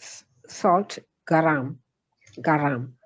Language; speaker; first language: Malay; non-native, learner; Tamil